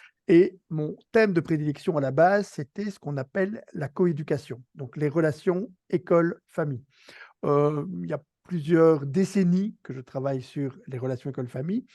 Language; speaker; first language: French; native; French